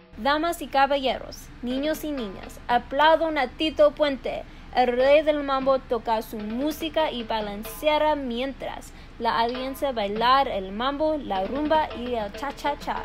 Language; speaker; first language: Spanish; non-native, learner; English